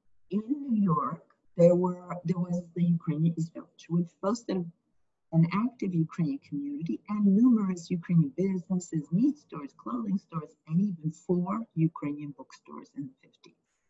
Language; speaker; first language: English; early bilingual, other home language; Ukrainian